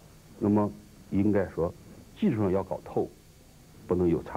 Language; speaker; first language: Chinese; native; Chinese